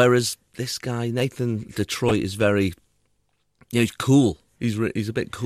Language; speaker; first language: English; native; English